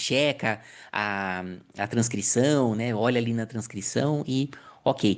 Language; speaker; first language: Portuguese; native; Portuguese